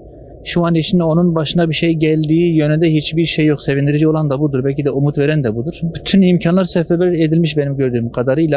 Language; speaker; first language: Turkish; native; Turkish